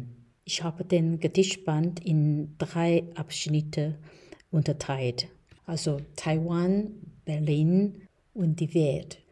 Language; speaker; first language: German; non-native, fluent; Chinese